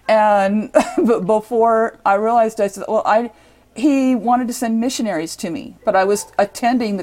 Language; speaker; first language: English; native; English